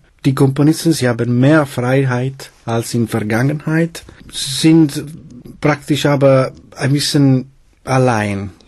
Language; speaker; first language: German; non-native, learner; Italian